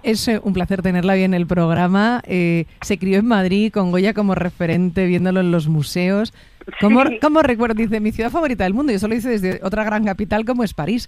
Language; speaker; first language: Spanish; native; Spanish